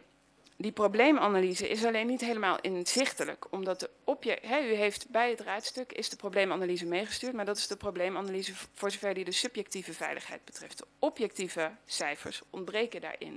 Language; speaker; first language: Dutch; native; Dutch